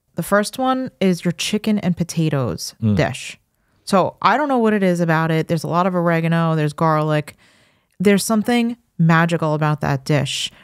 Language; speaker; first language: English; native; English